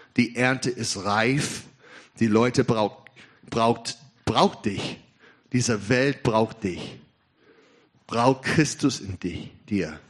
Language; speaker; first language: German; non-native, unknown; English